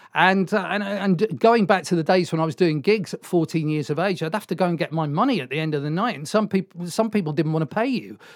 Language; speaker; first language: English; native; English